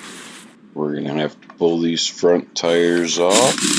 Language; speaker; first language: English; native; English